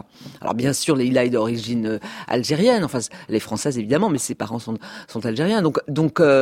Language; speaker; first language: French; native; French